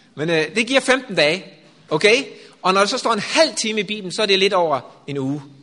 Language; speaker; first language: Danish; native; Danish